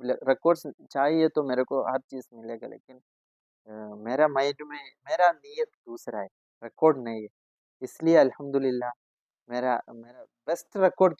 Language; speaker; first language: Hindi; non-native, local second language; Malayalam